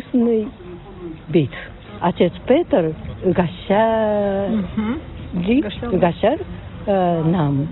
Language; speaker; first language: Russian; non-native, learner; Japanese